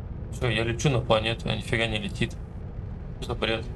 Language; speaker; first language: Russian; native; Russian